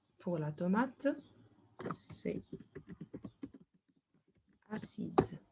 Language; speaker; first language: French; non-native, fluent; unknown